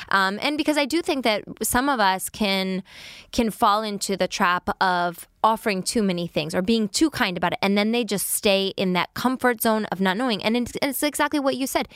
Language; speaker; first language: English; native; English